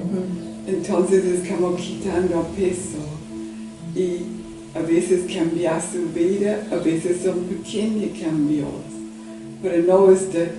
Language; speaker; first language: Spanish; non-native, learner; English